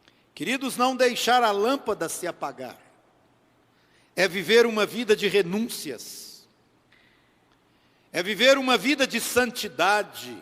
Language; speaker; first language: Portuguese; native; Portuguese